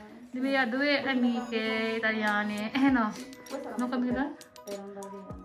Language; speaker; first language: Italian; non-native, learner; Filipino